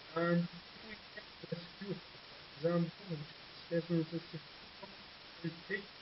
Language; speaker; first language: English; non-native, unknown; Arabic